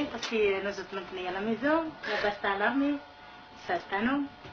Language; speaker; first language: French; non-native, learner; Kabyle